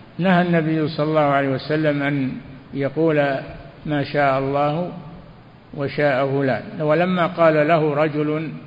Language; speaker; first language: Arabic; native; Arabic